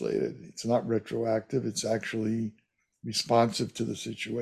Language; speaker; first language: English; native; English